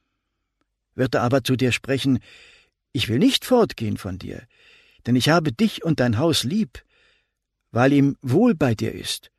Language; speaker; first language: German; native; German